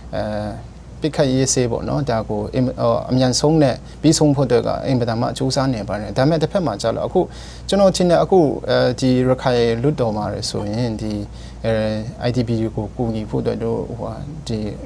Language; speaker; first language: Burmese; non-native, local second language; Kachin